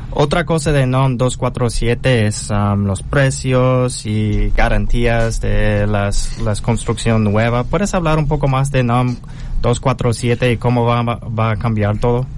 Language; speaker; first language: Spanish; non-native, learner; English